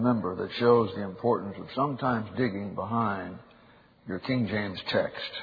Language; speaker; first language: English; native; English